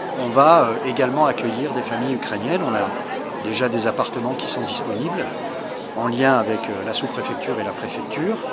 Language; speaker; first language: French; native; French